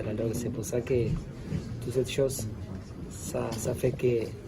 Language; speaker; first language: French; non-native, learner; Spanish